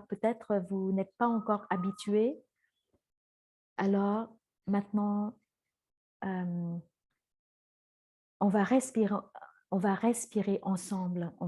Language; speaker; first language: French; non-native, fluent; Vietnamese